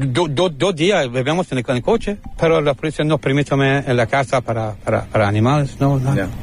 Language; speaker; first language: Spanish; non-native, learner; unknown